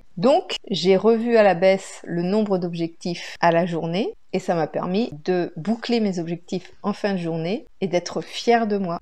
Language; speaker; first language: French; native; French